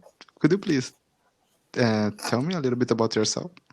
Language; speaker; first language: English; non-native, fluent; Portuguese